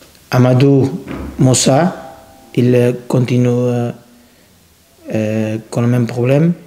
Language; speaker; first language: French; non-native, learner; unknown